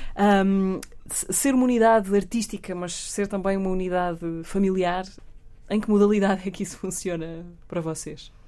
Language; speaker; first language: Portuguese; native; Portuguese